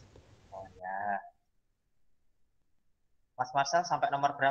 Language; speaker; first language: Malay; non-native, local second language; Javanese